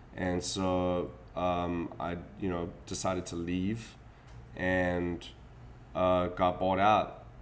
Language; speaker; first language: English; native; English